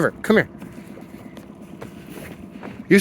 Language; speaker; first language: English; native; English